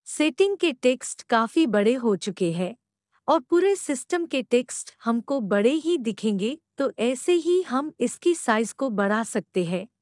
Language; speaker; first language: Hindi; native; Hindi